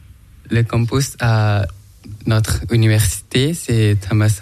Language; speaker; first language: French; non-native, learner; Thai